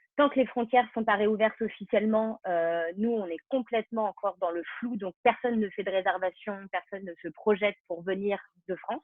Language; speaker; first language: French; native; French